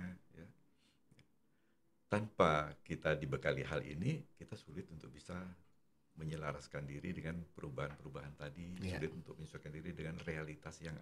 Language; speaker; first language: Indonesian; non-native, local second language; Javanese